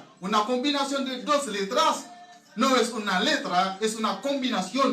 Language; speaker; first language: Spanish; non-native, learner; Haitian Creole